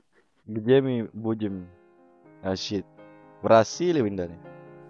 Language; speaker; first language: Russian; non-native, learner; Indonesian